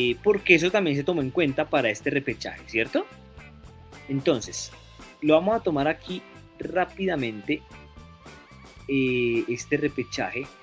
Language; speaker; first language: Spanish; native; Spanish